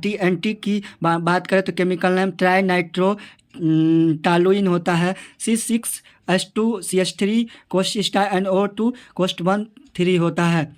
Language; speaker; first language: Hindi; native; Hindi